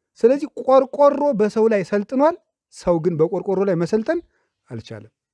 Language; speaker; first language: Amharic; native; Amharic